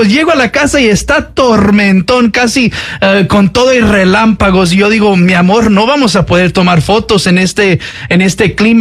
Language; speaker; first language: Spanish; early bilingual, heritage; Spanish